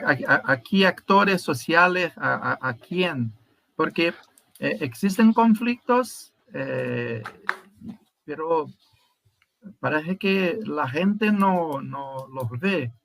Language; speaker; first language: Spanish; non-native, fluent; Portuguese